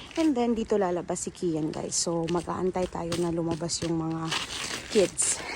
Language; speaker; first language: Filipino; native; Filipino